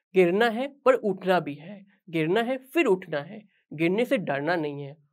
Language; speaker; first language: Hindi; native; Hindi